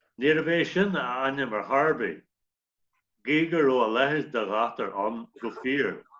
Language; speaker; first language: Irish; native; Irish